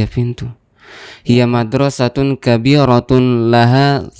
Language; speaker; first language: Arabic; non-native, learner; Indonesian